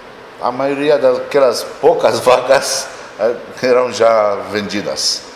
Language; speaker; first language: Portuguese; non-native, fluent; Romanian